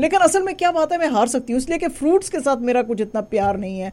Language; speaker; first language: Hindi; native; Hindi